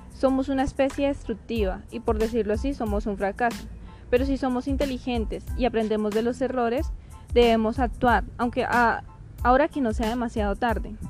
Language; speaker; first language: Spanish; native; Spanish